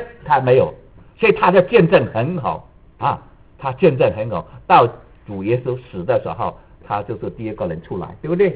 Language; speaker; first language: Chinese; native; Chinese